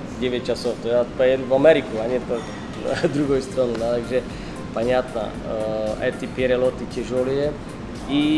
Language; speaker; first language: Russian; non-native, learner; Czech